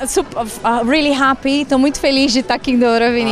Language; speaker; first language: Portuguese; native; Portuguese